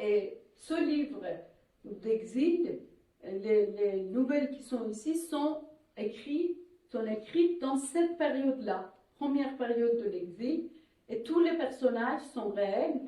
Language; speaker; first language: French; non-native, fluent; Persian